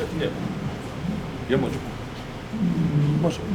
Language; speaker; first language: Ukrainian; early bilingual, heritage; English